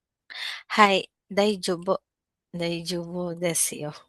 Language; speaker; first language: Japanese; non-native, learner; Filipino